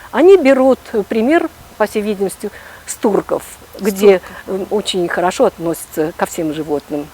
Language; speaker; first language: Russian; non-native, local second language; Ukrainian